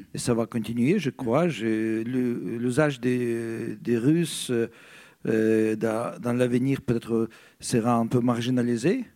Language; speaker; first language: French; non-native, fluent; Russian